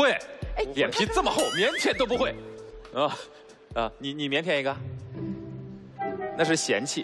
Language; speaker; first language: Chinese; native; Chinese